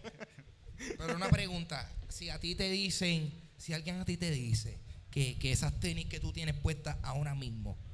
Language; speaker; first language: Spanish; native; Spanish